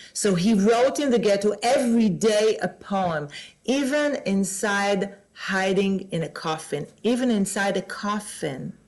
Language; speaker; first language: English; non-native, fluent; Hebrew